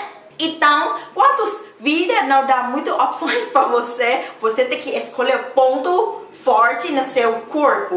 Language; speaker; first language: Portuguese; non-native, learner; Thai